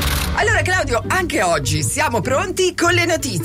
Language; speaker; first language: Italian; native; Italian